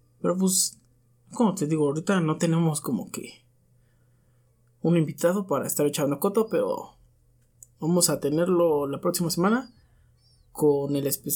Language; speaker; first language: Spanish; native; Spanish